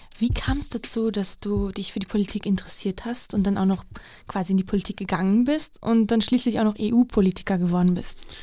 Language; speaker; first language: German; early bilingual, other home language; Georgian